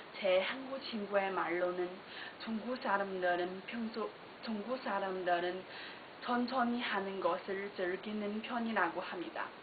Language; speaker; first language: Korean; non-native, learner; Chinese